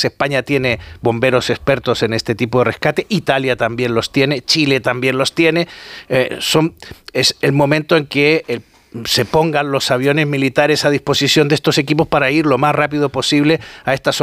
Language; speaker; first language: Spanish; native; Spanish